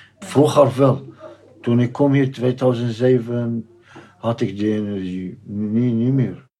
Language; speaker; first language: Dutch; non-native, learner; Arabic